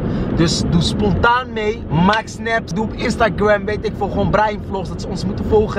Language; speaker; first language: Dutch; native; Dutch